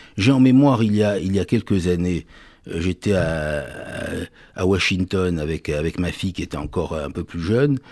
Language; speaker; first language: French; native; French